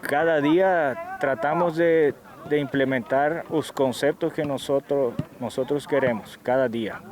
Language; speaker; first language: Portuguese; non-native, fluent; Spanish